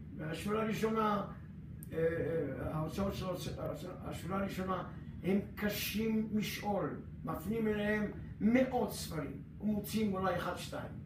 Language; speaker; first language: Hebrew; early bilingual, other home language; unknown